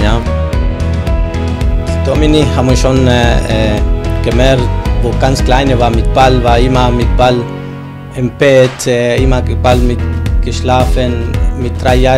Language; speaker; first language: German; non-native, learner; Spanish